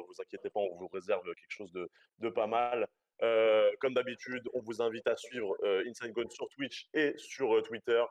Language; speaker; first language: French; native; French